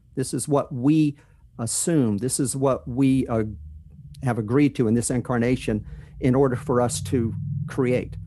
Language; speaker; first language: English; native; English